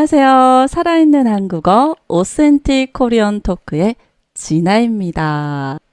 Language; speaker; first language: Korean; native; Korean